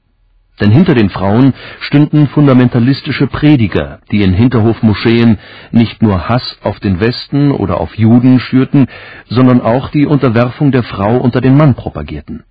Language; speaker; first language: German; native; German